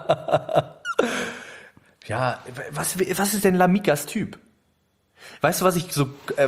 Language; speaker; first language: German; native; German